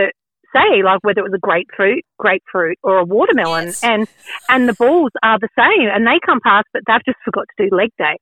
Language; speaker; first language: English; native; English